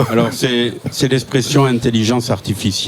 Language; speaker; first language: French; native; French